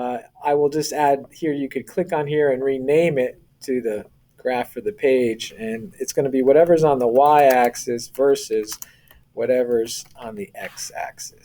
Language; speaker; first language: English; native; English